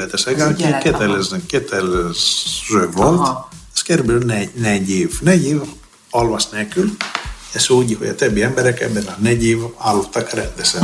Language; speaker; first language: Hungarian; non-native, fluent; Greek